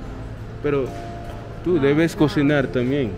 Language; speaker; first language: Spanish; non-native, learner; English